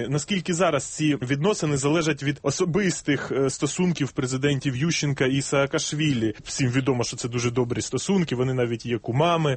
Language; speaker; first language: Ukrainian; native; Ukrainian